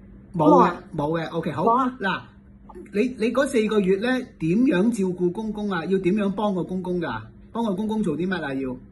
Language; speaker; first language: Cantonese; native; Cantonese